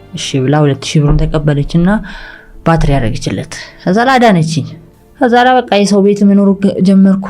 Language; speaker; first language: Amharic; early bilingual, other home language; English